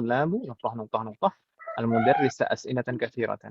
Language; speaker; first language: Arabic; non-native, fluent; Indonesian